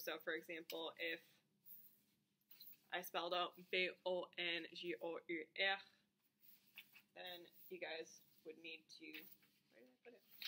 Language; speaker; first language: English; native; English